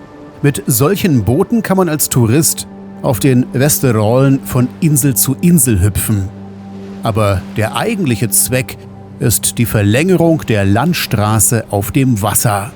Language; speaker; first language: German; native; German